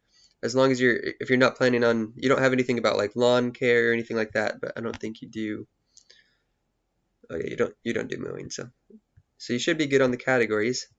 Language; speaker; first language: English; native; English